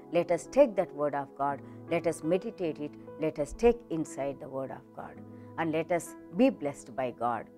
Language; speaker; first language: English; non-native, local second language; Telugu